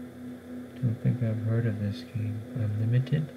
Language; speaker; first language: English; native; English